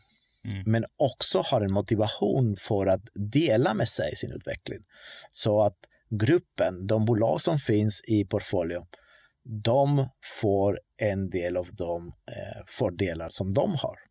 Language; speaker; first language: Swedish; non-native, fluent; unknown